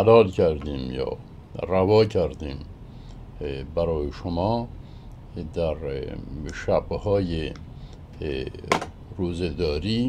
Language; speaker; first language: Persian; native; Persian